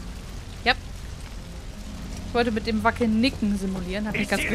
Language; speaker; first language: German; native; German